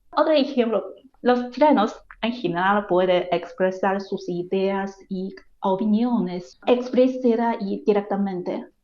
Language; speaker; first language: Spanish; non-native, fluent; Chinese